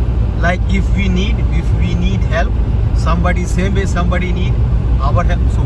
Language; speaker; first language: English; non-native, local second language; Hindi